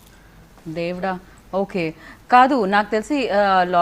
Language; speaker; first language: Telugu; native; Telugu